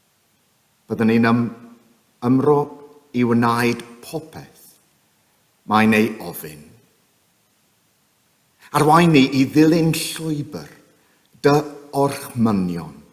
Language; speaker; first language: Welsh; non-native, fluent; English